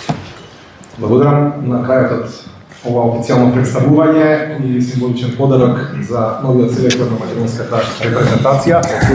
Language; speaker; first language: Macedonian; native; Macedonian